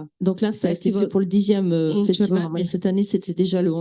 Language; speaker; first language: French; non-native, fluent; Slovenian